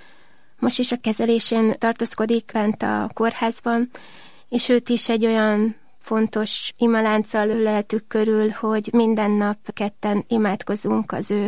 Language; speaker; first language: Hungarian; native; Hungarian